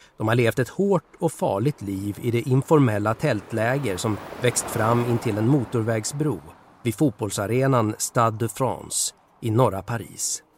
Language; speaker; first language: Swedish; native; Swedish